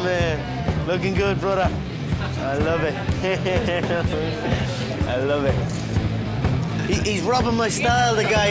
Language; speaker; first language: English; native; English